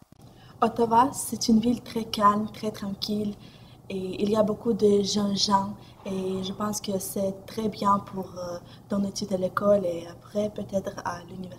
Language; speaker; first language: French; non-native, fluent; Russian